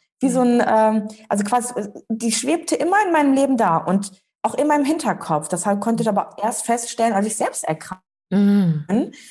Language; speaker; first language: German; early bilingual, other home language; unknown